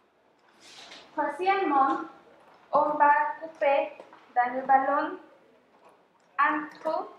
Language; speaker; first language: French; non-native, fluent; Spanish